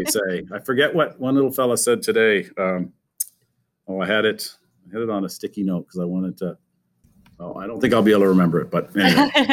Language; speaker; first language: English; native; English